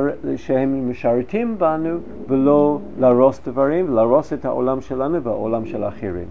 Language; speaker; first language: Hebrew; non-native, fluent; English